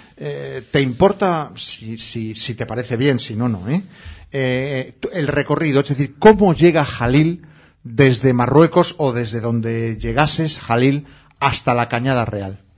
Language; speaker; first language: Spanish; native; Spanish